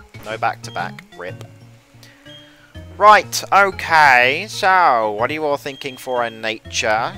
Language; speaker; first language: English; native; English